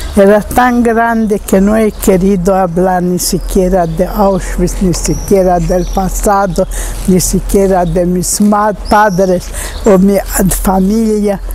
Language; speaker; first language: Spanish; non-native, fluent; Hungarian